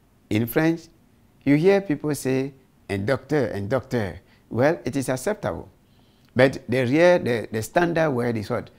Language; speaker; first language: English; non-native, local second language; Akan